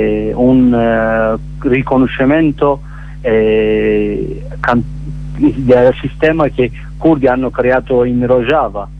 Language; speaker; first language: Italian; non-native, learner; Kurdish